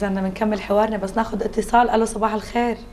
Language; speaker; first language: Arabic; native; Arabic